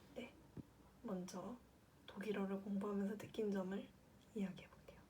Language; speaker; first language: Korean; native; Korean